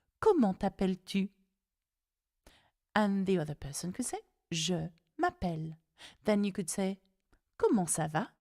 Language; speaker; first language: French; non-native, fluent; English